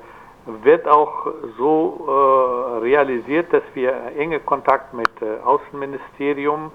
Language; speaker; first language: German; non-native, fluent; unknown